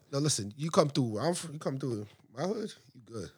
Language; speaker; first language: English; native; English